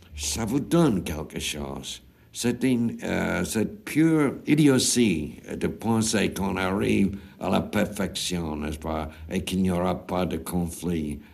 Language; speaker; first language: French; non-native, fluent; English